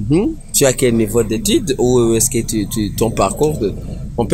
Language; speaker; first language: French; non-native, local second language; Rundi